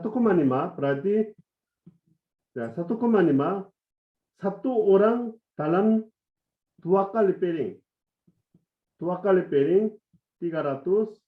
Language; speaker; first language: Indonesian; non-native, fluent; Korean